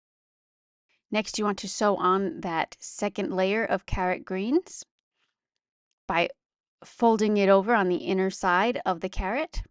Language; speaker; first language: English; native; English